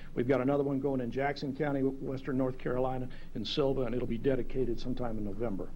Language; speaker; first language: English; native; English